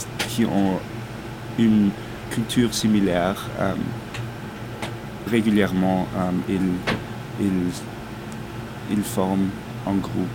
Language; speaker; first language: French; non-native, learner; German